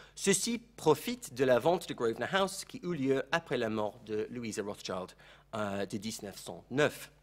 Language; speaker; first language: French; non-native, fluent; English